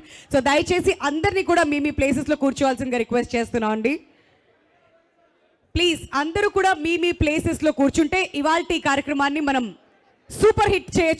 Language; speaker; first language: Telugu; native; Telugu